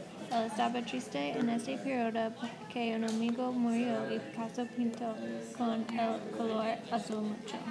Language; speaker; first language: Spanish; non-native, learner; English